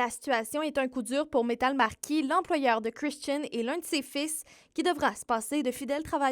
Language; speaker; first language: French; native; French